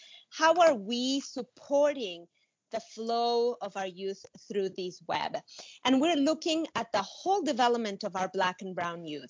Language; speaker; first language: English; non-native, fluent; Spanish